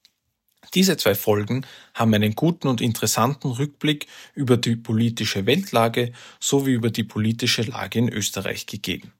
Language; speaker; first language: German; native; German